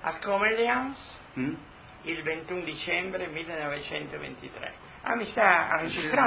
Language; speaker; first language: Italian; non-native, local second language; Friulian